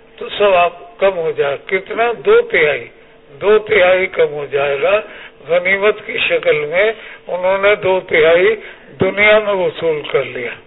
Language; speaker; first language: Urdu; native; Urdu